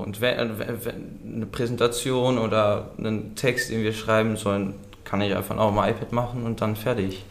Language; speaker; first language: German; early bilingual, other home language; Dutch